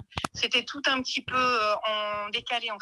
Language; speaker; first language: French; native; French